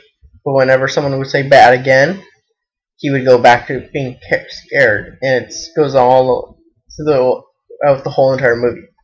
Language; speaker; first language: English; native; English